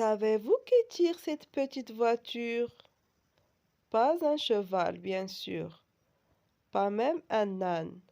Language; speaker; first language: French; non-native, local second language; Arabic